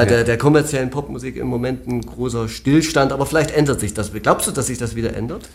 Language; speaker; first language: German; native; German